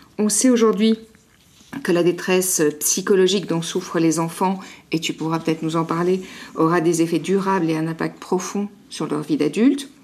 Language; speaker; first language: French; native; French